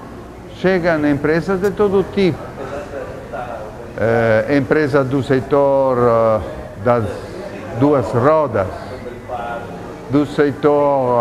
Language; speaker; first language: Portuguese; non-native, fluent; Italian